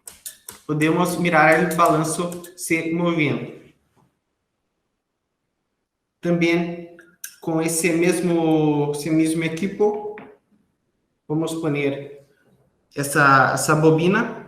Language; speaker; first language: Spanish; non-native, fluent; Portuguese